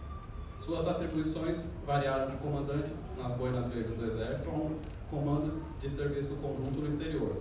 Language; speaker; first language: Portuguese; native; Portuguese